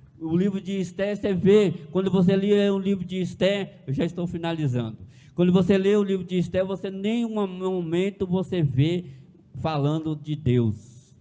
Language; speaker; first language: Portuguese; native; Portuguese